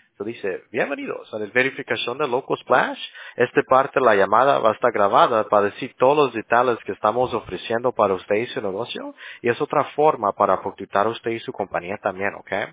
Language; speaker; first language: Spanish; early bilingual, heritage; Spanish